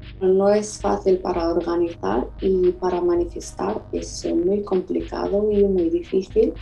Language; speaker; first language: Spanish; non-native, fluent; Arabic